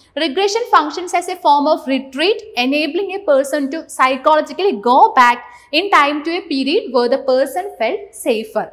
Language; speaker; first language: English; non-native, local second language; Malayalam